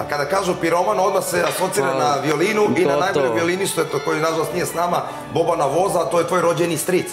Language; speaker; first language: Serbian; native; Serbian